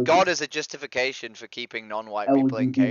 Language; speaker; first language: English; native; English